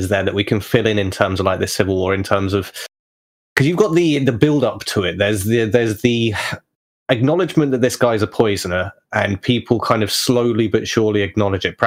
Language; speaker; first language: English; native; English